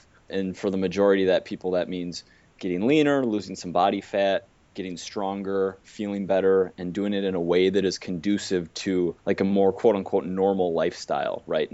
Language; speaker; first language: English; native; English